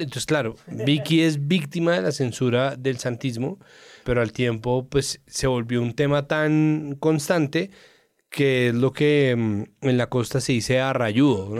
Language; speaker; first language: Spanish; native; Spanish